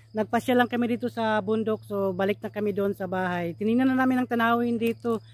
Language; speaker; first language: Filipino; non-native, local second language; Cebuano